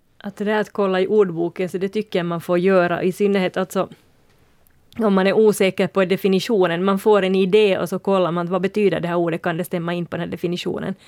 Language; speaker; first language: Swedish; native; Swedish